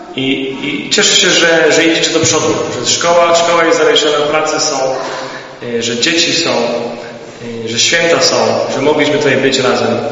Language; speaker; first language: Polish; early bilingual, heritage; Polish